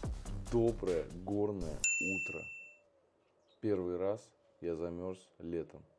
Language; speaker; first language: Russian; native; Russian